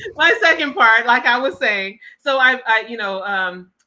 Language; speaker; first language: English; native; English